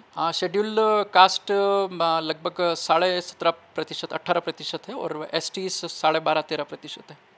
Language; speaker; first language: Hindi; native; Hindi